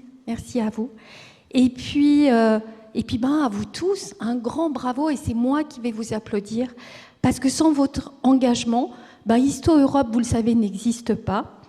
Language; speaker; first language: French; native; French